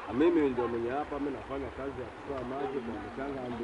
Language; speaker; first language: Swahili; non-native, local second language; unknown